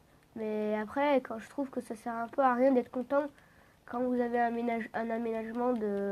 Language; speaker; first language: French; native; French